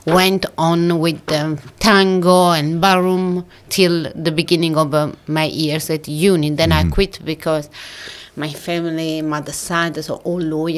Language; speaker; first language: English; non-native, fluent; Italian